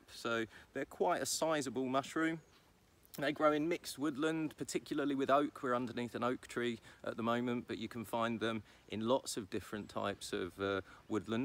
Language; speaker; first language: English; native; English